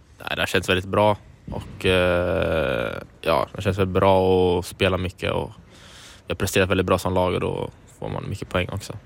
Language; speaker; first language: Swedish; native; Swedish